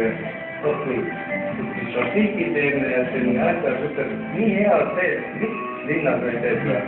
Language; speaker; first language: Estonian; non-native, learner; Armenian